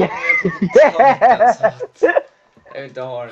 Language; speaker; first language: Swedish; native; Swedish